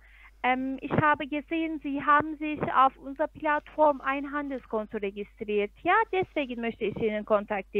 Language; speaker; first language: German; non-native, fluent; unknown